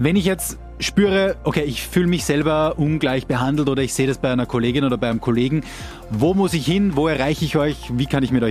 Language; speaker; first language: German; native; German